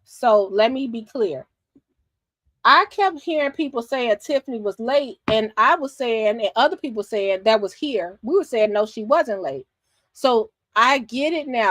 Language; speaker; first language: English; native; English